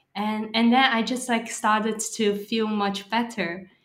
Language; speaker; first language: English; non-native, local second language; Cantonese